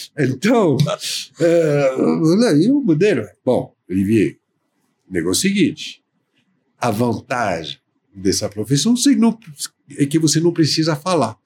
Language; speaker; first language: Portuguese; non-native, fluent; French